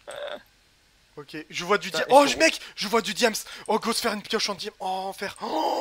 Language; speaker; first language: French; native; French